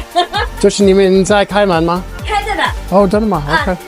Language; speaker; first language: Chinese; non-native, learner; English